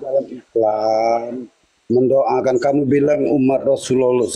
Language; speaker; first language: Indonesian; native; Indonesian